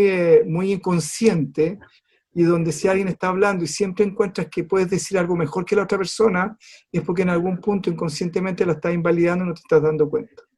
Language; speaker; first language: Spanish; native; Spanish